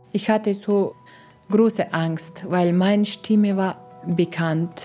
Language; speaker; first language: German; non-native, learner; Persian